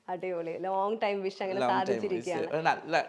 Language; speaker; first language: Malayalam; native; Malayalam